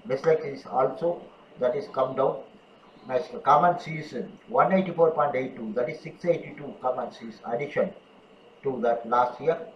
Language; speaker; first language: English; non-native, local second language; Tamil